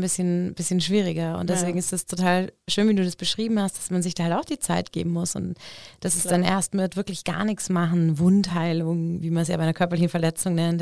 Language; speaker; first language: German; native; German